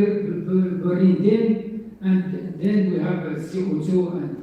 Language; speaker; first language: English; non-native, fluent; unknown